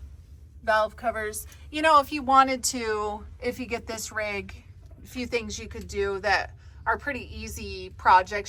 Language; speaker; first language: English; native; English